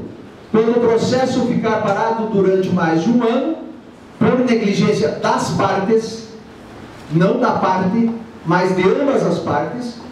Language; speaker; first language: Portuguese; native; Portuguese